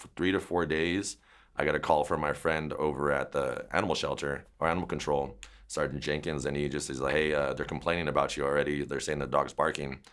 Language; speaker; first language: English; native; English